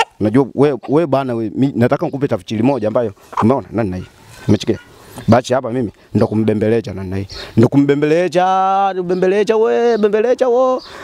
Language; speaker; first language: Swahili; non-native, local second language; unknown